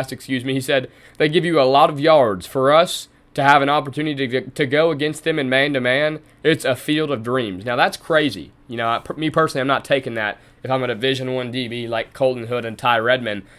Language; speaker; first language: English; native; English